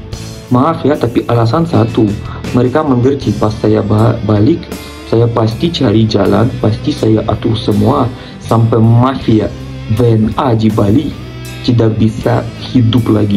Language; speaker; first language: Indonesian; non-native, learner; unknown